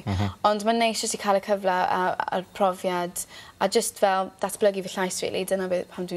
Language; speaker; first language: Welsh; native; Welsh